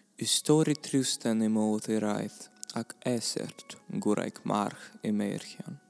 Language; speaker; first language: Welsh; non-native, learner; Russian